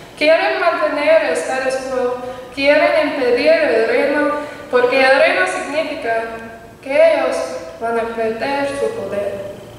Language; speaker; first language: Spanish; non-native, learner; English